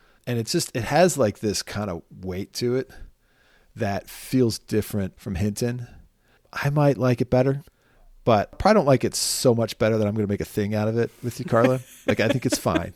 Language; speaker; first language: English; native; English